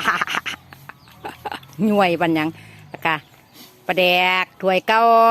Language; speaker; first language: Thai; native; Thai